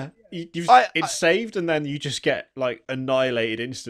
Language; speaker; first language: English; native; English